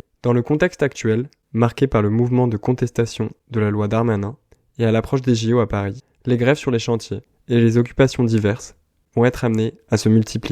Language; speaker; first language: French; native; French